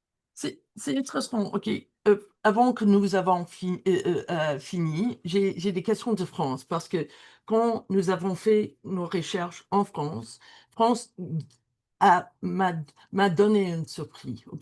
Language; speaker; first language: French; non-native, learner; English